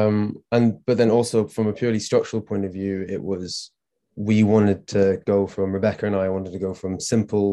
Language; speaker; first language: English; native; English